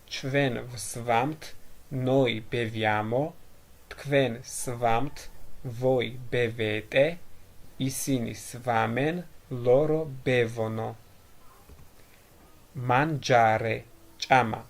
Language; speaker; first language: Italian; non-native, fluent; Georgian